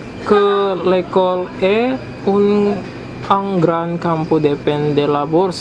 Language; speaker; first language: French; non-native, learner; Indonesian